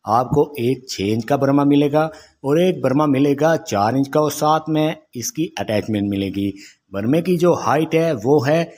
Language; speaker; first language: Urdu; non-native, local second language; Saraiki